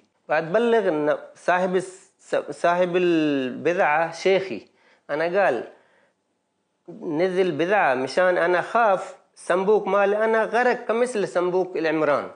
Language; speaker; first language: Arabic; non-native, learner; Baluchi